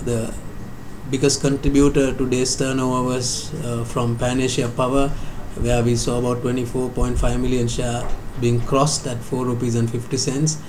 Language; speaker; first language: English; non-native, local second language; Sinhala